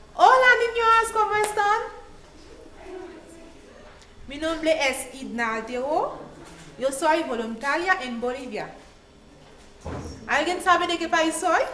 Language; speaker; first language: Spanish; non-native, learner; Haitian Creole